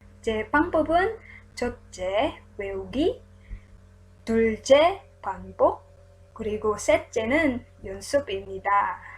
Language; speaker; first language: Korean; non-native, learner; Filipino